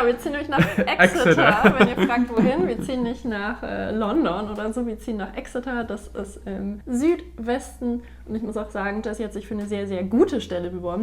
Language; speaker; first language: German; native; German